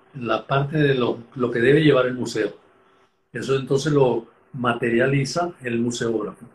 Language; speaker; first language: Spanish; native; Spanish